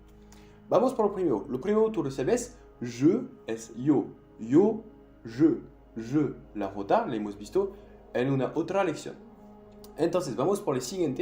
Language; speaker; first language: Spanish; non-native, fluent; French